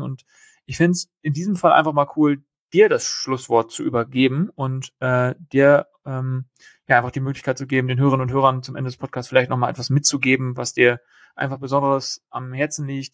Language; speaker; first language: German; native; German